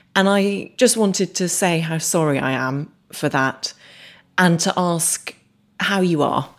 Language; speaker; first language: English; native; English